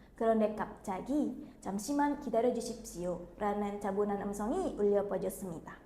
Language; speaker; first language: Korean; non-native, fluent; Indonesian